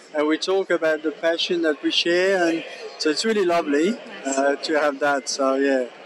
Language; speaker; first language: English; non-native, fluent; French